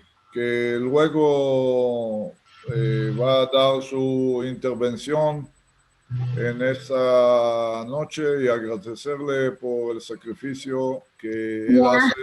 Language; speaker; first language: Spanish; non-native, fluent; Hebrew